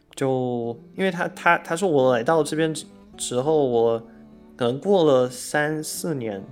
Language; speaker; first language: Chinese; non-native, fluent; Russian